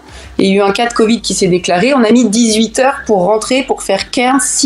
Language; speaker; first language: French; native; French